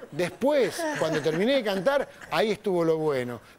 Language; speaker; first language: Spanish; native; Spanish